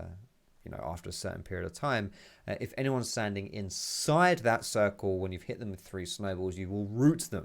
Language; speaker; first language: English; native; English